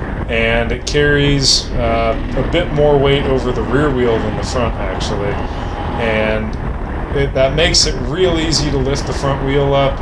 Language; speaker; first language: English; native; English